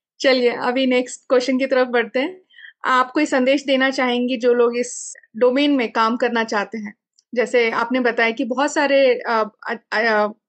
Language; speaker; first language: Hindi; non-native, local second language; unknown